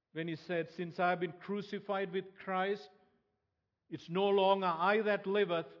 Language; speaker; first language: English; non-native, local second language; Tamil